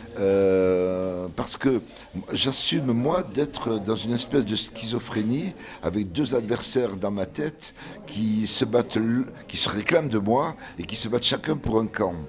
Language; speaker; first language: French; early bilingual, other home language; Kabyle